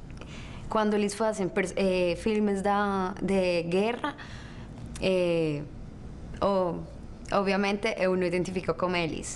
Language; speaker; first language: Portuguese; non-native, learner; Spanish